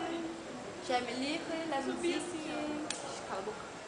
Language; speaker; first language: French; non-native, learner; Portuguese